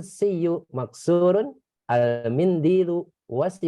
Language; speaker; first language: Arabic; non-native, learner; Indonesian